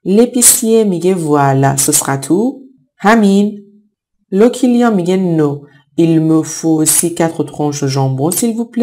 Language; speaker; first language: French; non-native, fluent; Persian